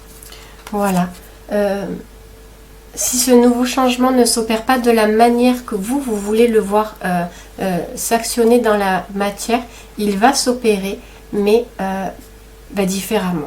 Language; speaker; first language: French; native; French